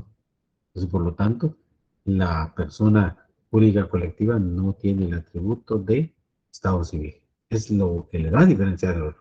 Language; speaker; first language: Spanish; native; Spanish